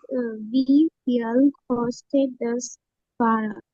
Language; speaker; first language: German; non-native, learner; Bangla